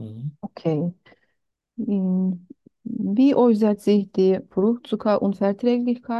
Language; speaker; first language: German; non-native, learner; Turkish